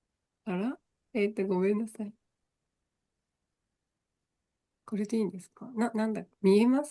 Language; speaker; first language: Japanese; native; Japanese